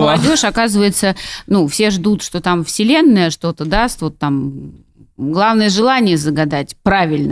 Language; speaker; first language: Russian; native; Russian